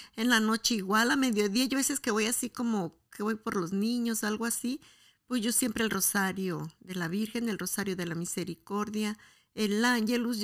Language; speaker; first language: Spanish; native; Spanish